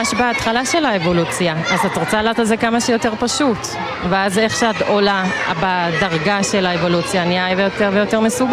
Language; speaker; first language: Hebrew; non-native, fluent; Danish